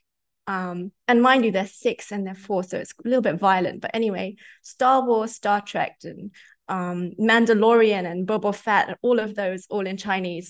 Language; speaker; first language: English; native; English